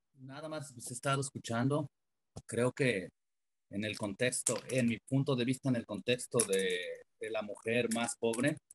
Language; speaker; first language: Spanish; native; Spanish